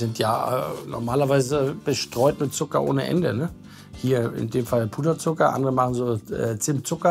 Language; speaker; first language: German; native; German